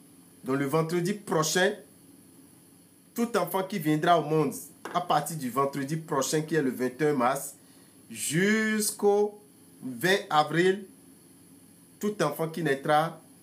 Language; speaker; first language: French; non-native, local second language; Fon